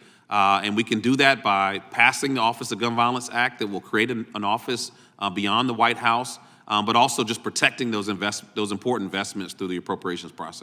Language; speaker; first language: English; native; English